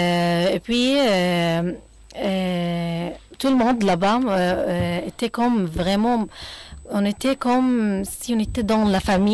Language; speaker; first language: French; non-native, fluent; Arabic